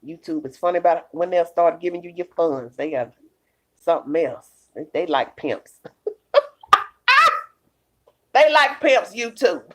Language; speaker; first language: English; native; English